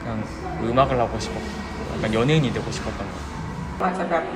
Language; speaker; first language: Korean; non-native, fluent; Thai